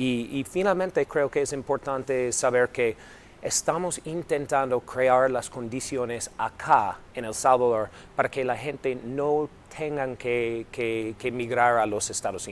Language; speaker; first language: Spanish; non-native, fluent; English